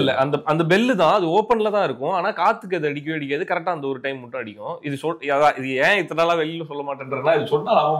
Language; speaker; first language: Tamil; native; Tamil